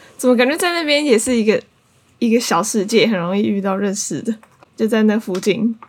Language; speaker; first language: Chinese; native; Chinese